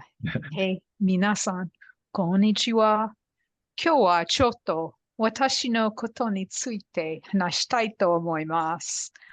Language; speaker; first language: Japanese; non-native, learner; English